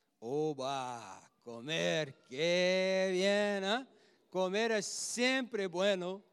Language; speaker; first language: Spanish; non-native, learner; Portuguese